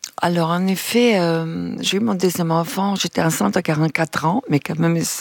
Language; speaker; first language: French; non-native, fluent; Italian